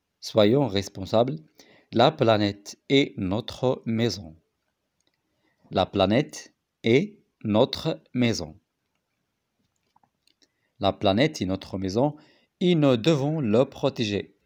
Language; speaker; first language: French; non-native, local second language; Arabic